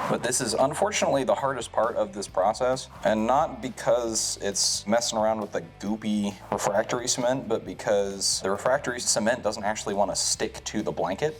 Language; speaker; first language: English; native; English